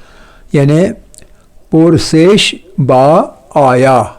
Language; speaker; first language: Persian; non-native, fluent; Urdu